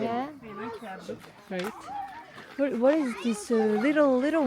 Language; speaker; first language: English; non-native, learner; Korean